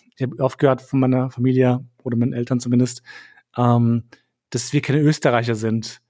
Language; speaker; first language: German; early bilingual, other home language; Albanian